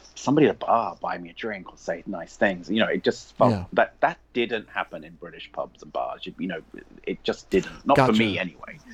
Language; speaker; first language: English; native; English